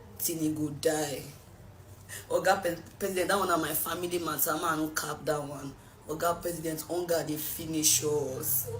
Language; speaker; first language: Nigerian Pidgin; native; Nigerian Pidgin